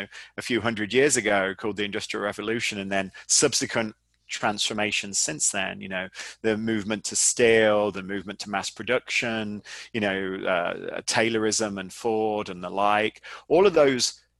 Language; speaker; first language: English; native; English